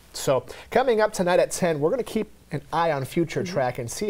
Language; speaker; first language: English; native; English